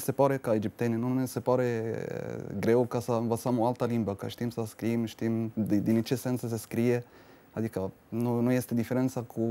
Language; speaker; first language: Romanian; non-native, fluent; Arabic